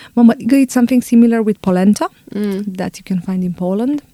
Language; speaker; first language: English; non-native, fluent; Romanian